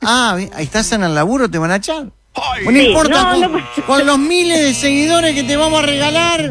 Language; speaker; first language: Spanish; native; Spanish